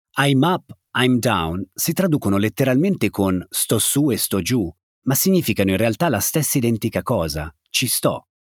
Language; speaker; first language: Italian; native; Italian